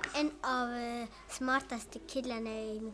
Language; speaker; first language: Swedish; early bilingual, other home language; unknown